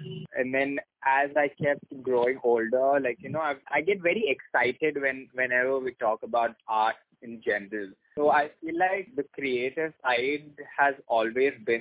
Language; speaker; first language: English; non-native, local second language; Hindi